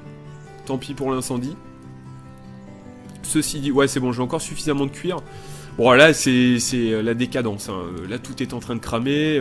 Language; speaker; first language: French; native; French